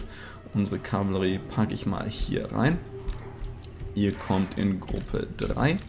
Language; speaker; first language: German; native; German